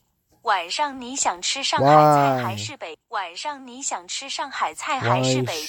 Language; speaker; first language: Chinese; non-native, learner; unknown